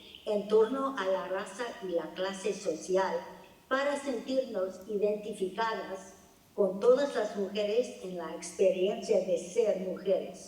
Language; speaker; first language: Spanish; non-native, fluent; English